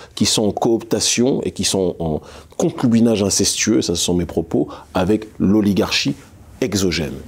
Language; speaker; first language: French; native; French